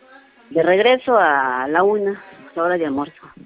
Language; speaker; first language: Spanish; native; Spanish